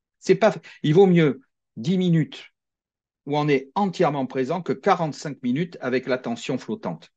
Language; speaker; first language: French; native; French